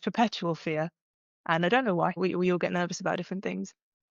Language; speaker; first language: English; native; English